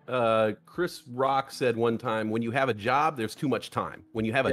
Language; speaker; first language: English; native; English